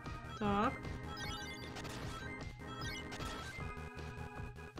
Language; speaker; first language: Russian; native; Russian